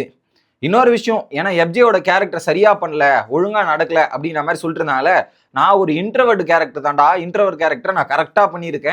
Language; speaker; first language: Tamil; native; Tamil